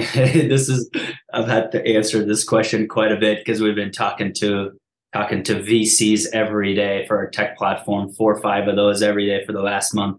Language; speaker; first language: English; early bilingual, other home language; Persian